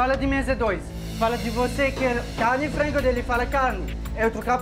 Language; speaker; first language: Portuguese; non-native, learner; Arabic